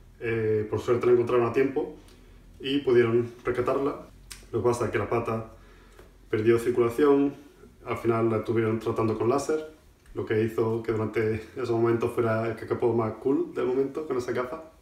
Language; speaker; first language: Spanish; native; Spanish